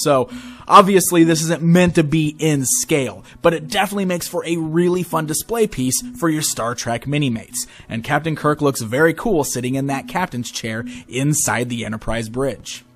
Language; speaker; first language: English; native; English